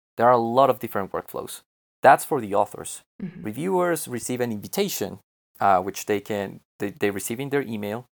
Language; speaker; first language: English; non-native, fluent; Spanish